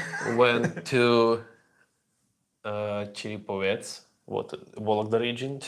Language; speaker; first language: English; non-native, learner; Russian